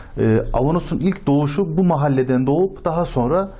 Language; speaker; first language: Turkish; native; Turkish